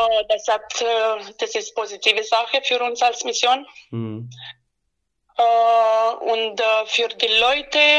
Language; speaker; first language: German; non-native, learner; Romanian